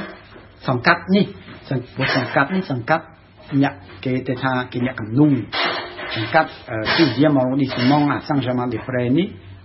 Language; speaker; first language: Khmer; native; Khmer